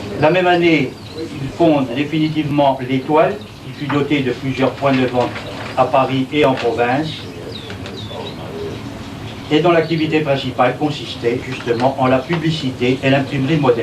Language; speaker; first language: French; native; French